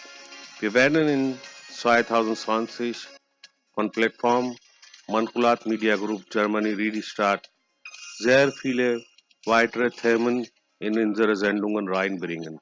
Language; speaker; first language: German; non-native, fluent; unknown